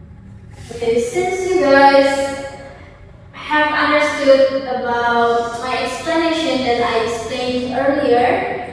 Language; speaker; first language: English; non-native, fluent; Indonesian